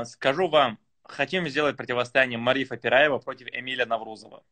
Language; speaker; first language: Russian; native; Russian